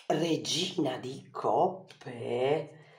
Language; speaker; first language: Italian; native; Italian